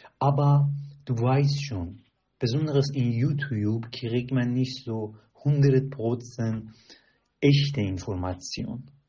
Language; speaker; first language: German; non-native, fluent; Persian